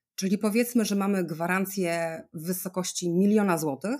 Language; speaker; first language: Polish; native; Polish